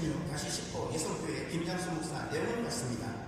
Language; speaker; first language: Korean; native; Korean